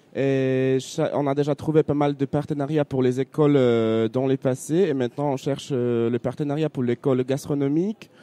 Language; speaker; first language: French; non-native, fluent; Polish